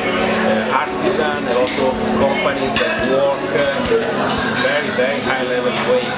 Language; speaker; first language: English; non-native, fluent; Italian